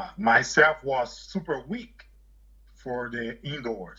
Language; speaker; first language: English; non-native, learner; Portuguese